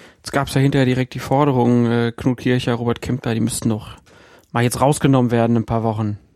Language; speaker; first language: German; native; German